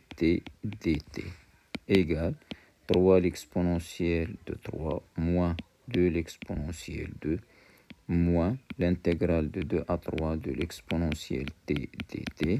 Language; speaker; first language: French; non-native, local second language; Arabic